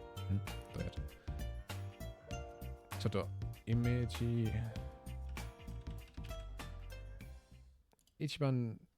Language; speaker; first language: Japanese; non-native, learner; German